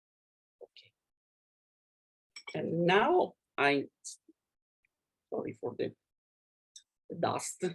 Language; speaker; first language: English; non-native, learner; Italian